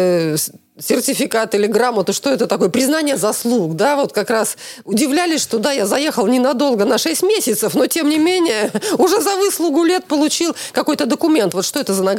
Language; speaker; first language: Russian; native; Russian